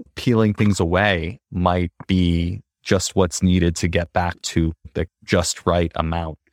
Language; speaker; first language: English; native; English